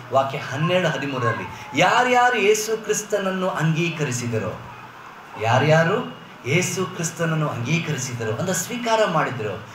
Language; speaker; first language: Kannada; native; Kannada